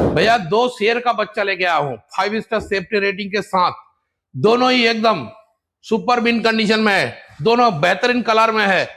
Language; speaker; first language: Hindi; non-native, local second language; Bangla